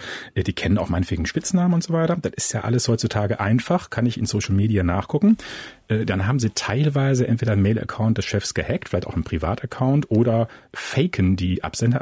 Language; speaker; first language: German; native; German